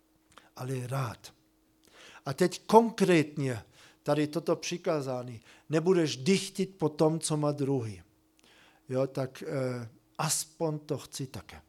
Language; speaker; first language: Czech; non-native, fluent; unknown